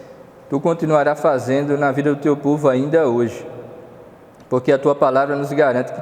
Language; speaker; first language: Portuguese; native; Portuguese